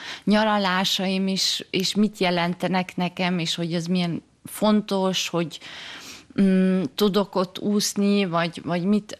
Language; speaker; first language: Hungarian; early bilingual, heritage; German